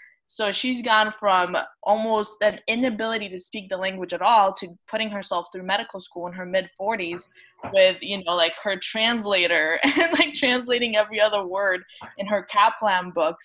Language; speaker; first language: English; non-native, fluent; Romanian